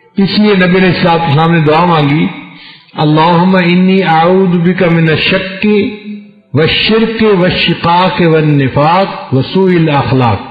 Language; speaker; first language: Urdu; non-native, local second language; Punjabi